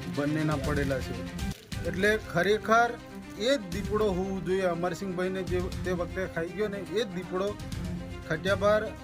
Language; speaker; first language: Gujarati; non-native, local second language; Rathawi